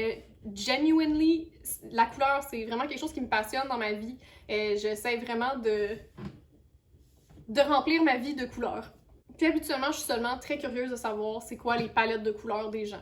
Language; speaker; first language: French; native; French